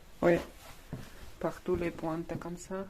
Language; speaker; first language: French; non-native, learner; Russian